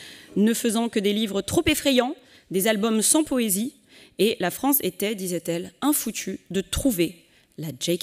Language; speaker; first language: French; native; French